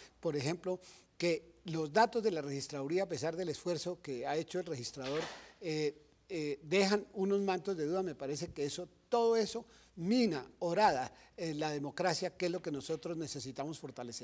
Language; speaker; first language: Spanish; native; Spanish